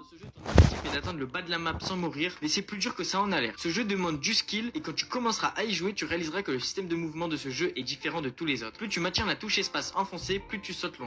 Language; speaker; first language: French; native; French